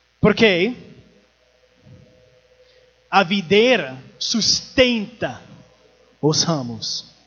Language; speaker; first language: Portuguese; non-native, learner; English